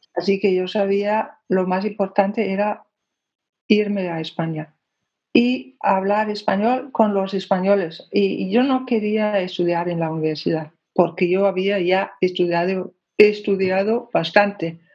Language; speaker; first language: Spanish; non-native, fluent; Danish